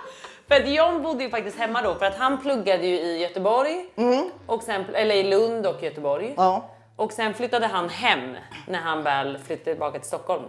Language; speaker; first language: Swedish; native; Swedish